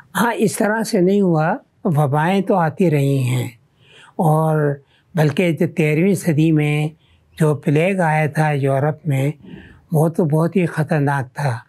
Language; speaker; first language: Urdu; native; Urdu